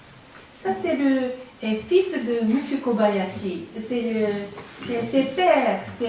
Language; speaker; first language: French; non-native, learner; Japanese